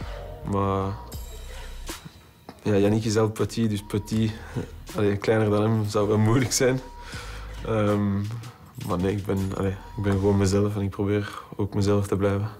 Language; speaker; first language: Dutch; non-native, local second language; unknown